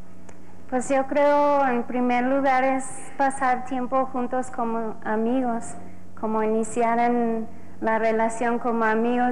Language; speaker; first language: Spanish; non-native, fluent; English